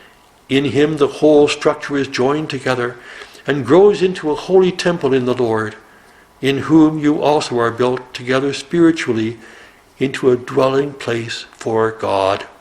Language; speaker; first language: English; native; English